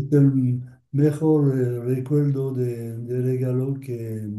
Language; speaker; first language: Spanish; non-native, learner; French